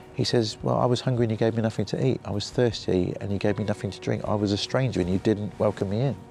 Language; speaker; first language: English; native; English